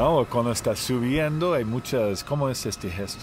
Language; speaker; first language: Spanish; non-native, learner; English